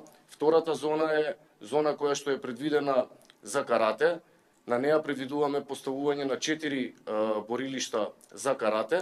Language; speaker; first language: Macedonian; native; Macedonian